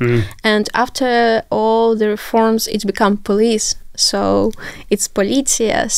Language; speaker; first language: English; non-native, fluent; Ukrainian